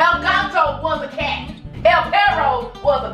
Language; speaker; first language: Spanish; non-native, learner; English